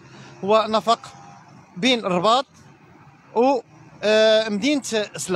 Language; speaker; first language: Arabic; native; Arabic